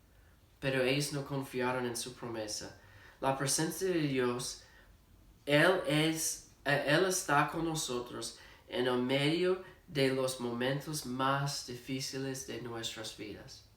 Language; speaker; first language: Spanish; non-native, fluent; English